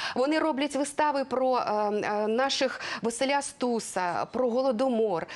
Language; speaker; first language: Ukrainian; non-native, local second language; Russian